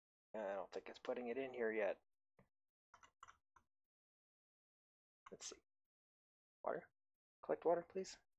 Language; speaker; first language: English; native; English